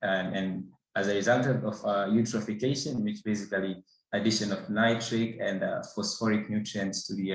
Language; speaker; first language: English; non-native, local second language; Swahili